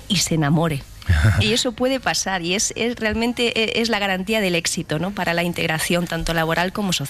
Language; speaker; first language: Spanish; native; Spanish